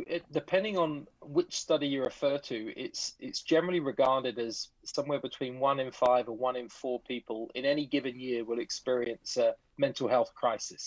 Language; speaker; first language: English; native; English